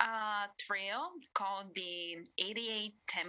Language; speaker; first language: English; non-native, fluent; Italian